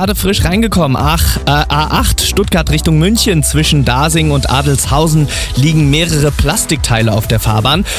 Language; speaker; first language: German; native; German